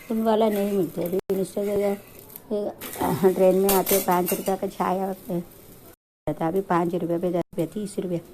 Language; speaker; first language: Hindi; non-native, local second language; Tamil